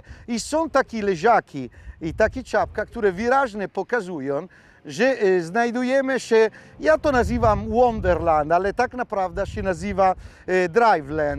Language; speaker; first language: Polish; non-native, fluent; Italian